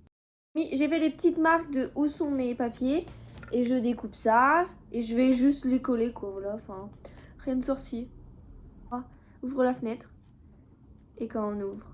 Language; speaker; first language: French; native; French